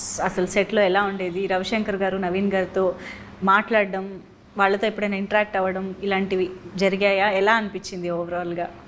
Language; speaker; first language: Telugu; native; Telugu